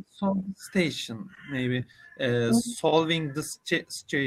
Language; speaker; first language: English; non-native, learner; Turkish